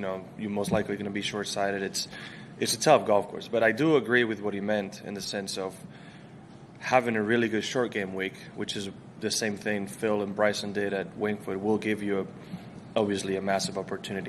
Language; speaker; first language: English; non-native, fluent; Spanish